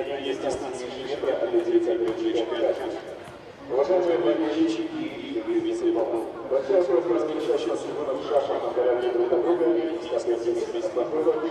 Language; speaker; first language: Russian; native; Russian